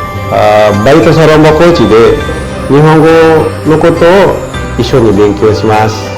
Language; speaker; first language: Japanese; non-native, learner; Indonesian